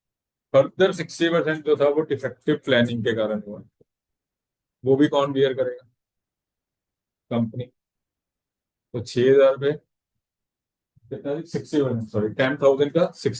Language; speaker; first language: Hindi; native; Hindi